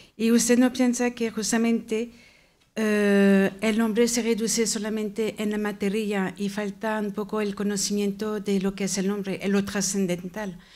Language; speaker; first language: Spanish; non-native, learner; French